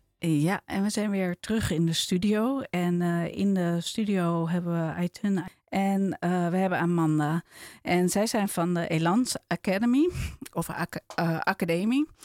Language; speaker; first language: Dutch; native; Dutch